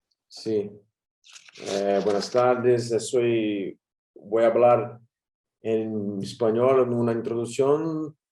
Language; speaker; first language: Spanish; non-native, learner; Portuguese